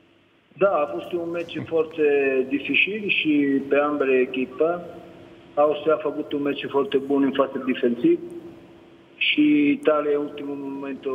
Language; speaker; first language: Romanian; non-native, learner; Italian